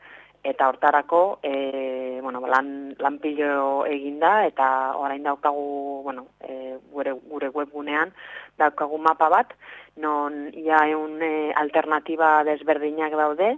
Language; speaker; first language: Basque; non-native, local second language; Spanish